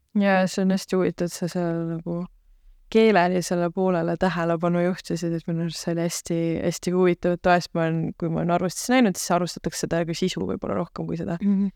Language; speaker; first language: Estonian; native; Estonian